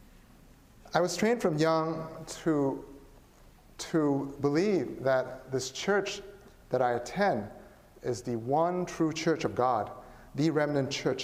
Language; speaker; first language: English; non-native, local second language; Chinese